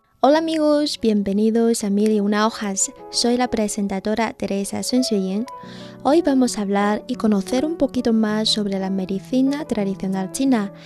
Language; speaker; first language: Spanish; non-native, fluent; Chinese